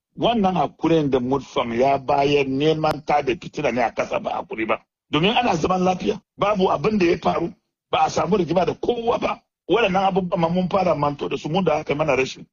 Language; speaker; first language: Hausa; non-native, local second language; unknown